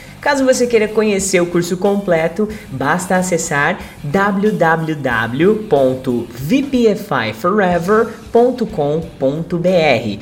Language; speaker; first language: Portuguese; native; Portuguese